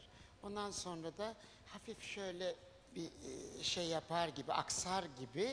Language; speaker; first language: Turkish; native; Turkish